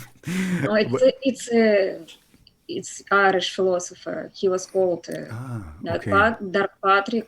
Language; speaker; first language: English; non-native, fluent; Russian